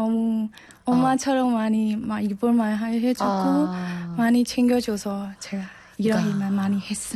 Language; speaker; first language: Korean; non-native, fluent; Burmese